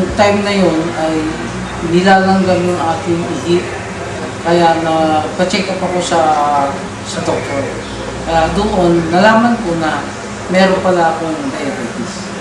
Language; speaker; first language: Filipino; non-native, local second language; Cebuano